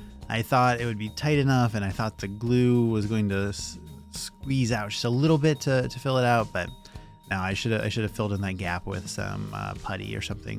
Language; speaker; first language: English; native; English